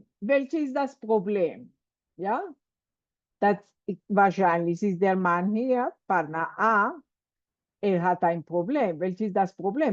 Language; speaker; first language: German; non-native, fluent; Spanish